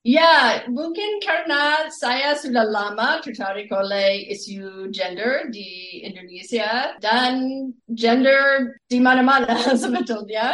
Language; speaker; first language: Indonesian; non-native, fluent; English